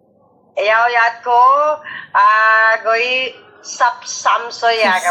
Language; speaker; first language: Cantonese; non-native, learner; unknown